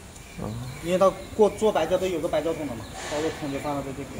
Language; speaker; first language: Chinese; native; Chinese